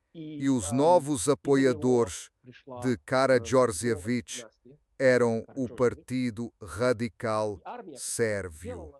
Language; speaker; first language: Portuguese; non-native, fluent; Serbian